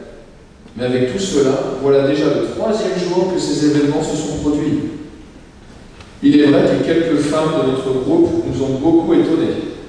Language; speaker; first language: French; native; French